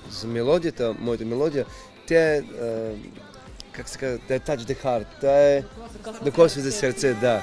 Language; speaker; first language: Bulgarian; non-native, learner; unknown